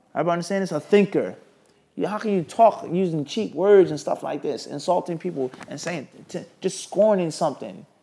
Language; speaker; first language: English; native; English